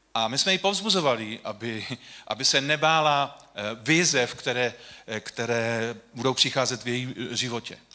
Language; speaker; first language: Czech; non-native, local second language; Polish